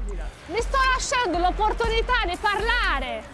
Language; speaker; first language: Italian; non-native, fluent; Portuguese